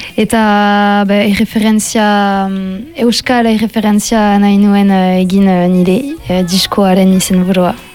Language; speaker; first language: Basque; non-native, local second language; French